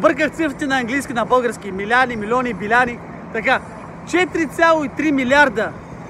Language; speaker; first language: Bulgarian; native; Bulgarian